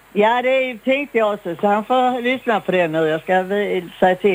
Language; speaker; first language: Swedish; native; Swedish